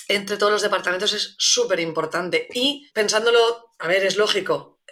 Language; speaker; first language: Spanish; native; Spanish